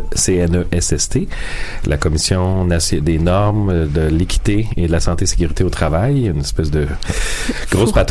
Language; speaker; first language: French; native; French